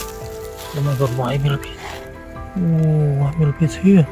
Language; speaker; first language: English; non-native, learner; Khmer